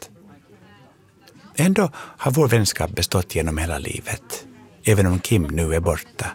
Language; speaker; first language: Swedish; native; Swedish